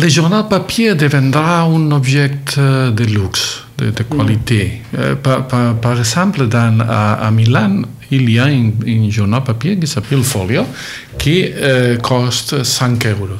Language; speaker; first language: French; non-native, learner; Catalan